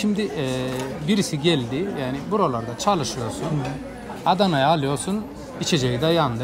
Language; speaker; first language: Turkish; early bilingual, heritage; Turkish